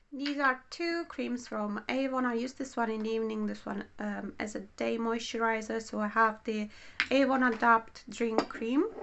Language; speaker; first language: English; non-native, fluent; Romanian